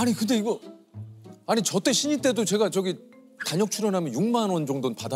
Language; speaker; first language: Korean; native; Korean